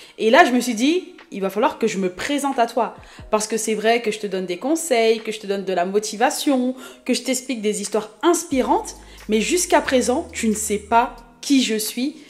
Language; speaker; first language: French; early bilingual, other home language; Haitian Creole